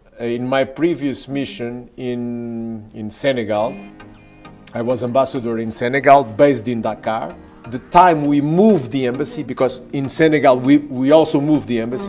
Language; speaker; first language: English; non-native, fluent; Portuguese